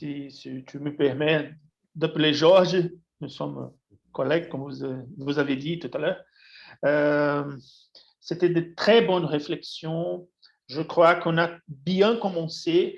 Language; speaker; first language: French; non-native, fluent; Portuguese